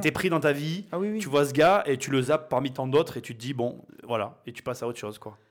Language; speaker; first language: French; native; French